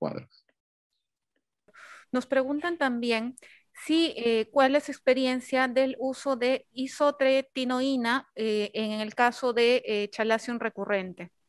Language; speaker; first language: Spanish; native; Spanish